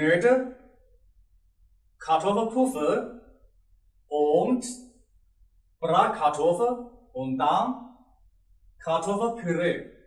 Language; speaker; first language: German; non-native, learner; Chinese